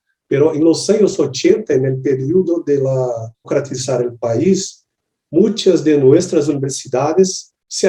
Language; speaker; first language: Spanish; non-native, learner; Portuguese